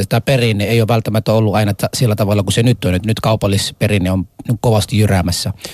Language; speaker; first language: Finnish; non-native, fluent; Somali